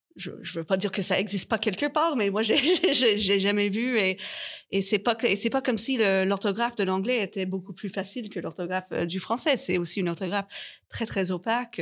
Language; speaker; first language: French; native; French